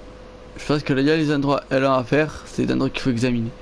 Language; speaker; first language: French; native; French